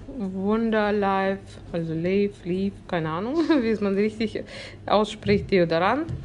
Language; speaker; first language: German; early bilingual, other home language; Russian